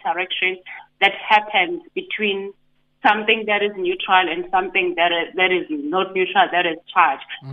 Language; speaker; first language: English; non-native, local second language; Zulu